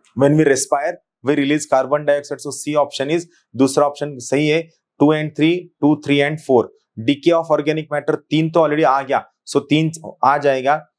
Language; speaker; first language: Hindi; non-native, local second language; Marathi